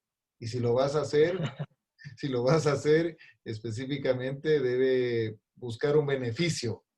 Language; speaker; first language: Spanish; native; Spanish